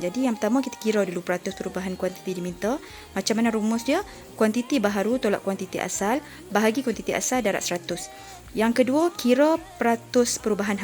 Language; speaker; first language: Malay; native; Malay